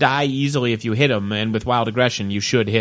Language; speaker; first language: English; native; English